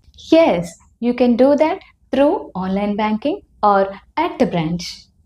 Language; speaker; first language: English; non-native, local second language; Telugu